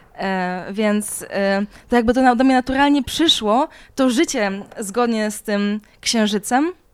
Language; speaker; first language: Polish; native; Polish